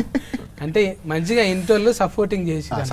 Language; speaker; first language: Telugu; native; Telugu